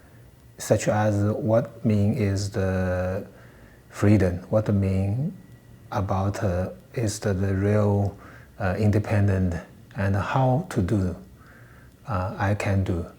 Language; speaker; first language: English; non-native, learner; Chinese